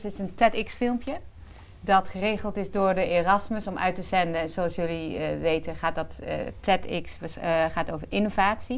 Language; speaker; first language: Dutch; native; Dutch